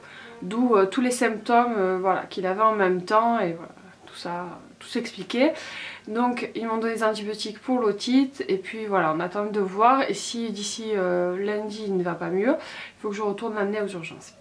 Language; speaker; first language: French; native; French